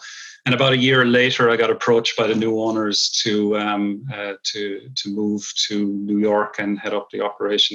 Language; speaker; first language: English; native; English